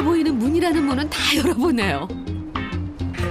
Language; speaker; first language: Korean; native; Korean